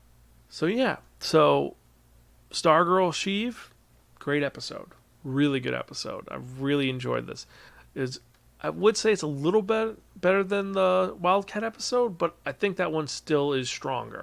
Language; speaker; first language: English; native; English